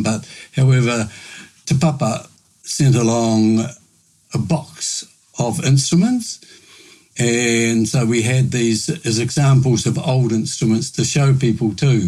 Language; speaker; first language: English; native; English